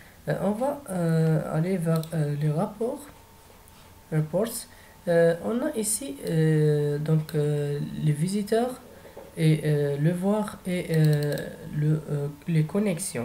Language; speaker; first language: French; non-native, fluent; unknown